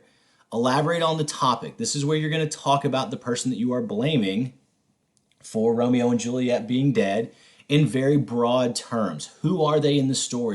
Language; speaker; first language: English; native; English